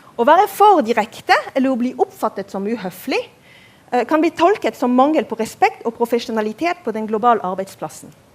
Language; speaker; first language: Norwegian; non-native, fluent; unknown